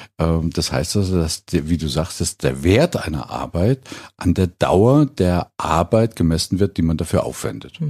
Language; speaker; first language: German; native; German